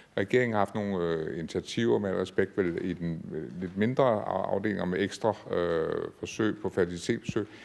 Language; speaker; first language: Danish; native; Danish